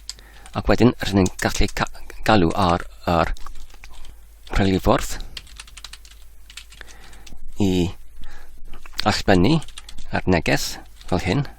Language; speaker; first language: Welsh; non-native, learner; English